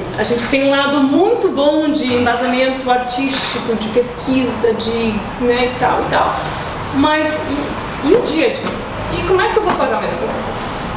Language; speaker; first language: Portuguese; early bilingual, other home language; English